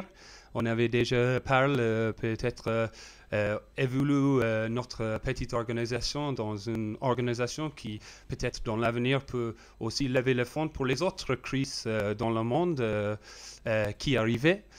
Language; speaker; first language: French; non-native, learner; English